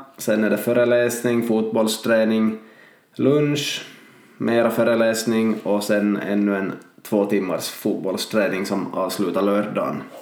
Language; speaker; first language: Swedish; native; Swedish